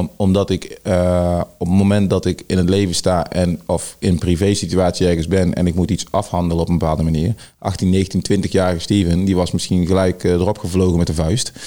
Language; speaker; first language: Dutch; early bilingual, other home language; Sranan Tongo